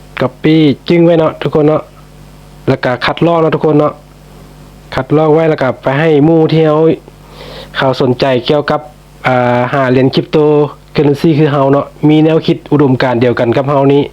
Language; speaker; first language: Thai; non-native, local second language; Lao